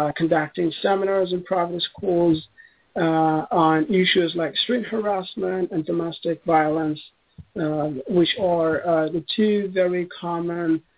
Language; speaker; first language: English; non-native, fluent; Persian